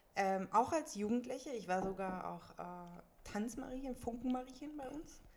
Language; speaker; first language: German; native; German